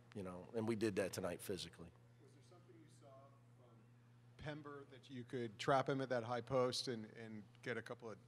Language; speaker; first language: English; native; English